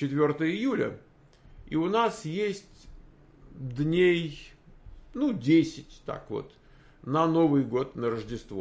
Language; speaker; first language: Russian; native; Russian